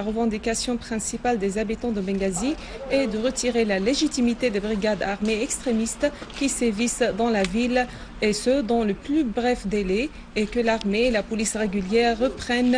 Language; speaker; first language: French; non-native, fluent; Arabic